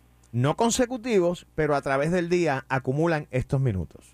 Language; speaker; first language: Spanish; native; Spanish